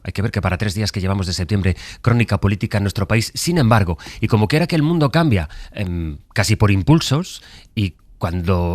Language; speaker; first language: Spanish; native; Spanish